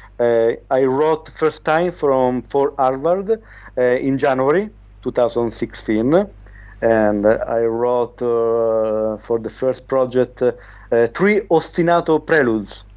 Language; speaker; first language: English; non-native, learner; Italian